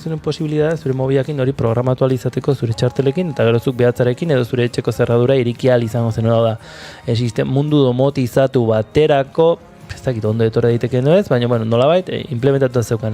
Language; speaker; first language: Basque; native; Basque